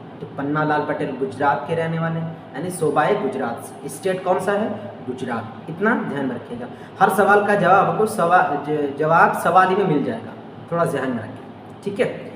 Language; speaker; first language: Urdu; native; Urdu